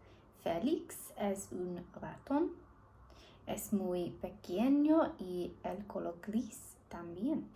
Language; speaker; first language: Spanish; non-native, learner; English